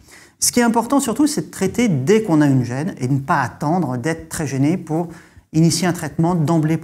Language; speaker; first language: French; native; French